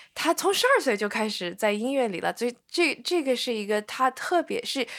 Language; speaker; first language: Chinese; early bilingual, heritage; Chinese